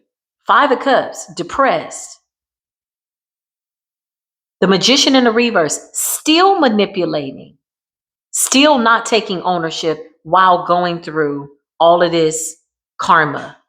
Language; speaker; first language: English; native; English